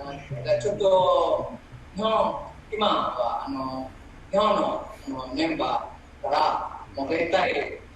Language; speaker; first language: Japanese; non-native, learner; Indonesian